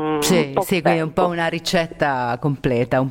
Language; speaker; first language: Italian; native; Italian